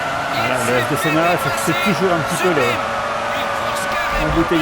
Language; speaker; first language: French; native; French